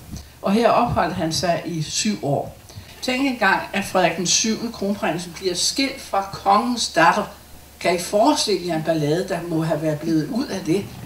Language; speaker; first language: Danish; native; Danish